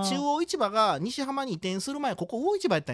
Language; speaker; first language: Japanese; native; Japanese